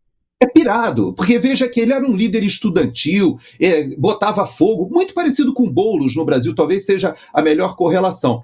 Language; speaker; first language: Portuguese; native; Portuguese